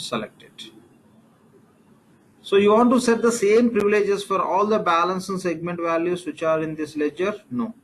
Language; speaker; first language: English; non-native, local second language; Telugu